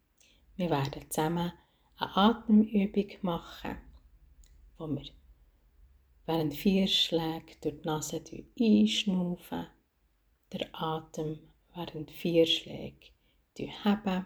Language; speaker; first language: German; native; German